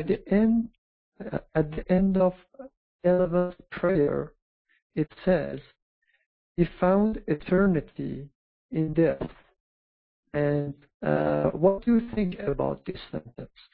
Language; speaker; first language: English; non-native, fluent; Persian